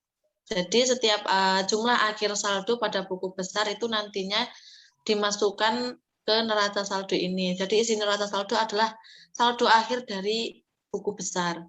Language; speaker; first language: Indonesian; native; Indonesian